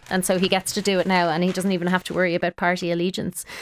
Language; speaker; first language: English; native; English